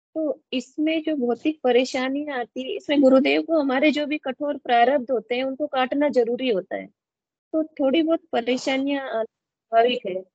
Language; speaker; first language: Hindi; native; Hindi